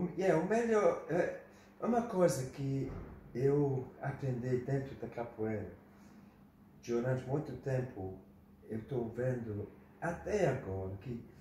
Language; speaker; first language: Portuguese; non-native, learner; English